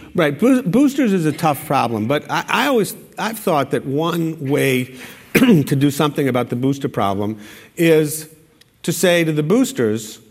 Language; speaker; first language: English; native; English